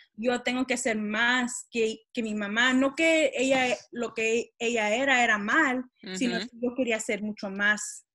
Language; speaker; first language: Spanish; early bilingual, heritage; Spanish